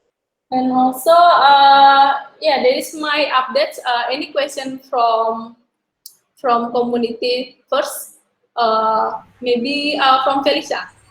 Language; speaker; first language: English; non-native, learner; Indonesian